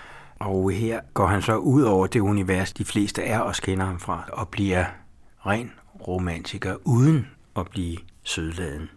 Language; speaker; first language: Danish; native; Danish